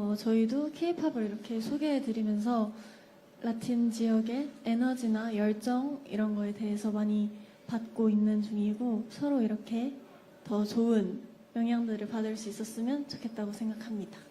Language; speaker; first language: Korean; early bilingual, heritage; Korean